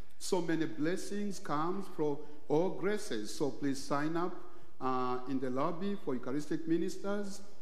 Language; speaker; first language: English; non-native, local second language; Bemba